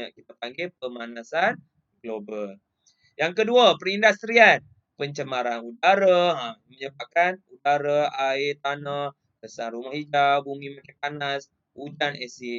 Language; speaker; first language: Malay; native; Malay